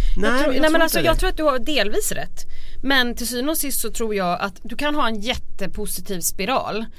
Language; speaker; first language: Swedish; native; Swedish